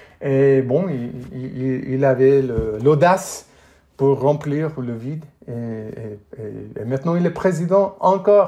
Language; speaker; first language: French; non-native, fluent; English